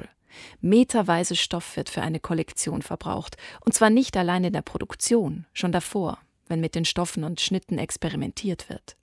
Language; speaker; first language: German; native; German